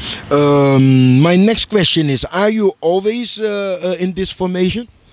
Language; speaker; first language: English; non-native, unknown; Dutch